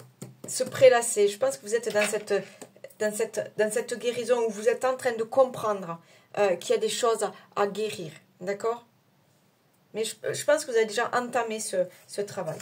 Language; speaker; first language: French; native; French